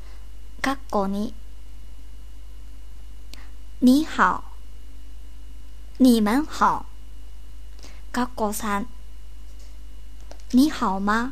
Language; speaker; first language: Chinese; non-native, fluent; Japanese